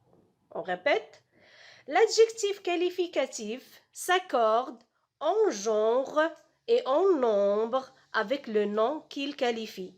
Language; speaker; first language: French; non-native, local second language; Arabic